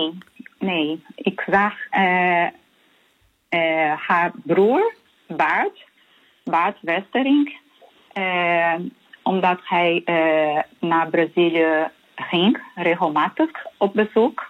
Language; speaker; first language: Dutch; non-native, fluent; Portuguese